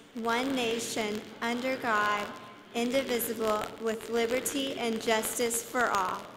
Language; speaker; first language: English; native; English